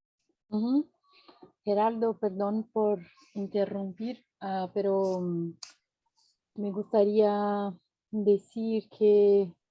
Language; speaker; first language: Spanish; non-native, fluent; Portuguese